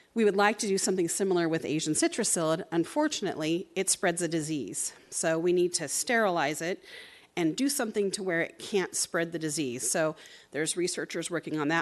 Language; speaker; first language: English; native; English